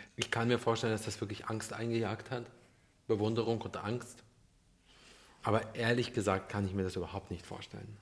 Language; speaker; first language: German; early bilingual, other home language; Russian